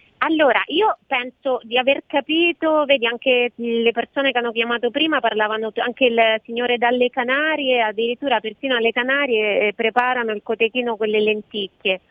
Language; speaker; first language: Italian; native; Italian